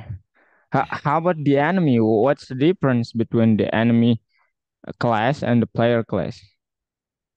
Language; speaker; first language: English; non-native, fluent; Indonesian